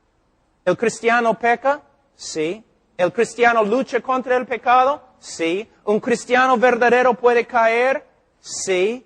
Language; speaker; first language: Spanish; non-native, fluent; English